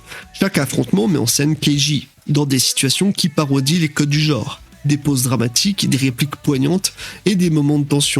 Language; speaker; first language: French; native; French